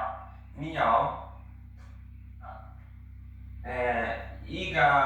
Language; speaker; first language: Chinese; non-native, learner; Spanish